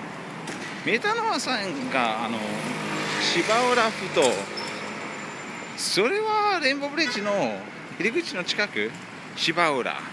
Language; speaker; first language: Japanese; non-native, learner; English